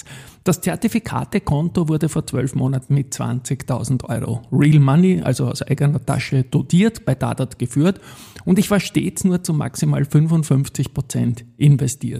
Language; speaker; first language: German; native; German